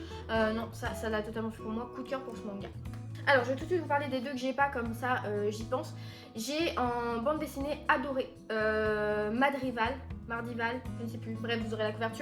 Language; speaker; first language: French; native; French